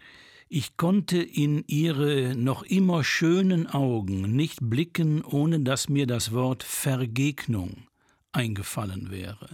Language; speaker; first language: German; native; German